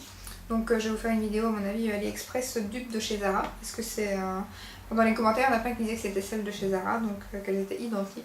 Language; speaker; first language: French; native; French